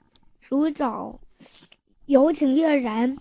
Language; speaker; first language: Chinese; early bilingual, heritage; Chinese